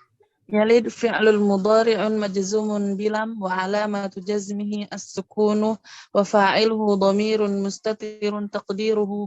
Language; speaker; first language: Arabic; non-native, learner; Indonesian